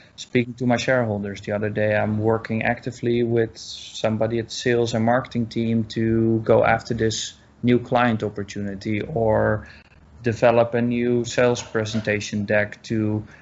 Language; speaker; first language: English; non-native, fluent; Dutch